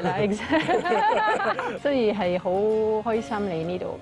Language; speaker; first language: Cantonese; non-native, fluent; French